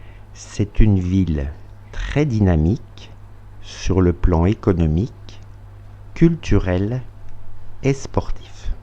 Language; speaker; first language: French; non-native, fluent; Russian